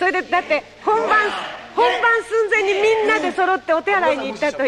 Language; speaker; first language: Japanese; native; Japanese